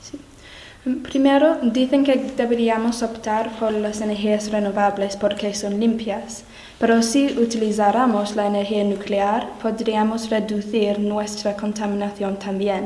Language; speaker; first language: Spanish; non-native, learner; English